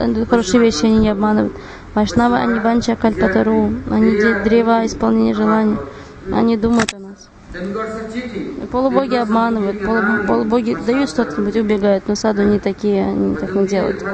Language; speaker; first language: Russian; non-native, fluent; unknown